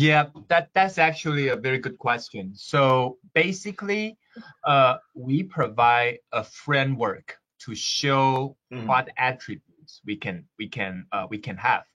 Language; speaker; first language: English; non-native, fluent; Chinese